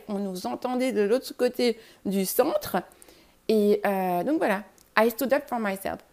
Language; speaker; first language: French; native; French